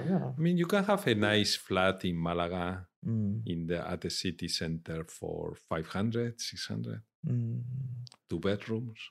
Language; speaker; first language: English; non-native, fluent; Spanish